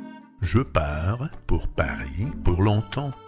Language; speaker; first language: French; non-native, fluent; Russian